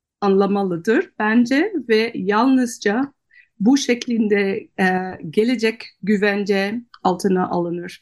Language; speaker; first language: Turkish; non-native, fluent; Dutch